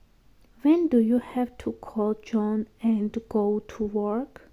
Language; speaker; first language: English; non-native, fluent; Georgian